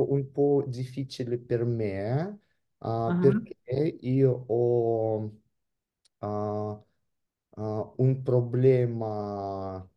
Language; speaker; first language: Italian; non-native, learner; Russian